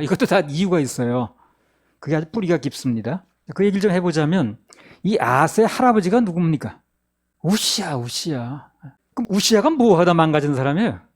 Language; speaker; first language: Korean; native; Korean